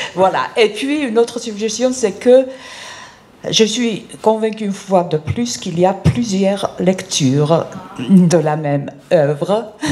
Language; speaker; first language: French; non-native, fluent; Georgian